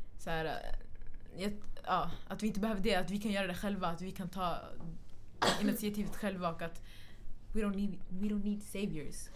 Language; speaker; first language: Swedish; early bilingual, other home language; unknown